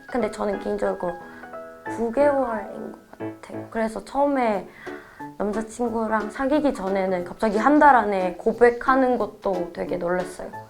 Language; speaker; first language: Korean; non-native, fluent; Indonesian